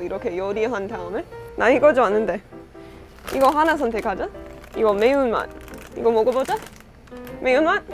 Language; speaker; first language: Korean; non-native, learner; English